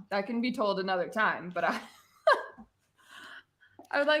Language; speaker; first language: English; native; English